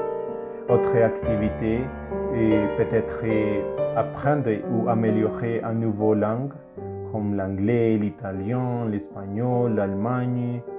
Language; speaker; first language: French; non-native, learner; Spanish